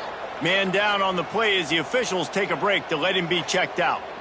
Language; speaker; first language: English; native; English